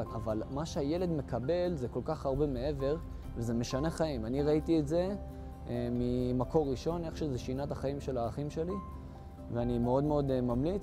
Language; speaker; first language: Hebrew; native; Hebrew